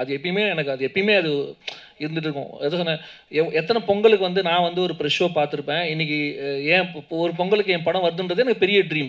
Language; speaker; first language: Tamil; native; Tamil